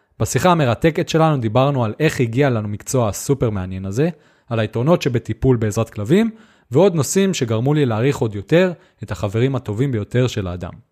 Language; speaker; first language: Hebrew; native; Hebrew